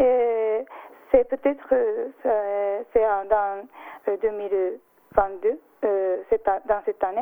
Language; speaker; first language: French; non-native, learner; Japanese